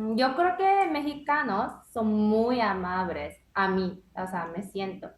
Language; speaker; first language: Spanish; non-native, learner; Japanese